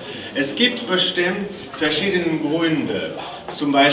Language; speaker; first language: German; non-native, fluent; French